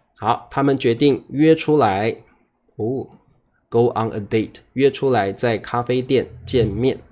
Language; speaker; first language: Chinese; native; Chinese